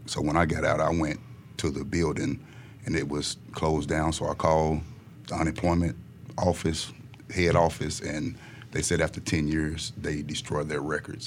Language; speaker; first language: English; native; English